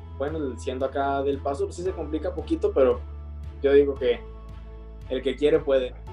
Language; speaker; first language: Spanish; early bilingual, heritage; Spanish